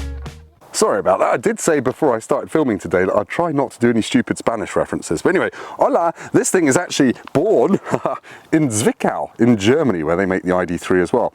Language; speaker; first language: English; native; English